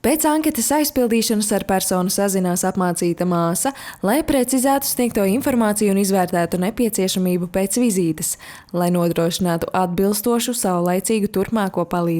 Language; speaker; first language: Latvian; native; Latvian